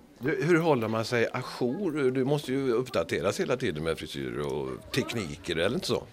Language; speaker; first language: Swedish; native; Swedish